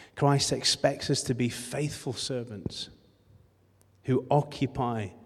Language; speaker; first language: English; native; English